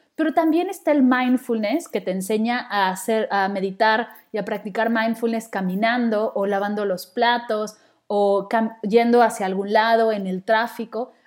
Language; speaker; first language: Spanish; native; Spanish